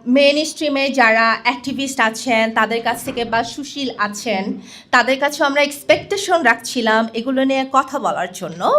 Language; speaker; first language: Bangla; non-native, local second language; Chakma